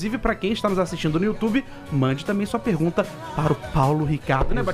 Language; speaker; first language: Portuguese; native; Portuguese